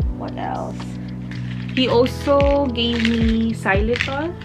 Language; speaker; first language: English; non-native, local second language; Filipino